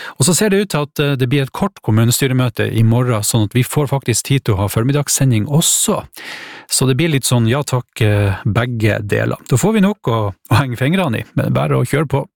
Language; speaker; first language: Norwegian; native; Norwegian